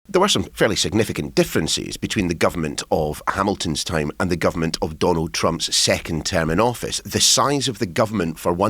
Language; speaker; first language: English; native; English